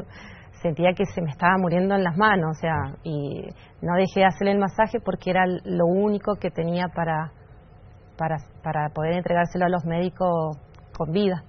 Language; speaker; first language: Spanish; native; Spanish